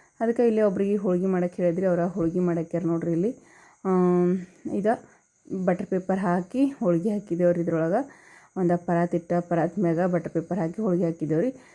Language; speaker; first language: Kannada; native; Kannada